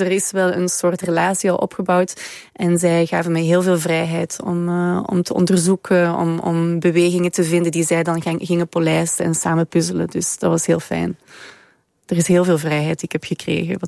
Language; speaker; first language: Dutch; native; Dutch